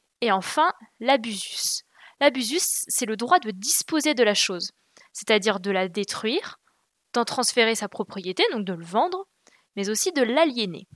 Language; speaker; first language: French; native; French